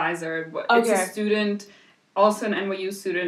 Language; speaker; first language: English; non-native, fluent; German